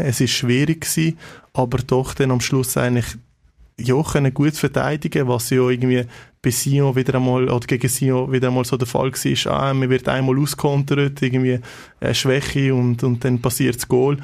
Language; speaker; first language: German; native; German